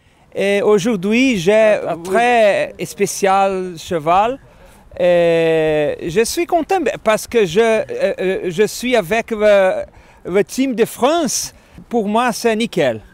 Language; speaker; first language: French; non-native, learner; Portuguese